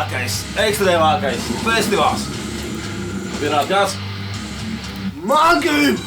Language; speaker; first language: Latvian; native; Latvian